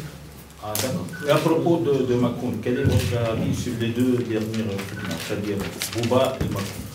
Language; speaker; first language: French; non-native, local second language; Arabic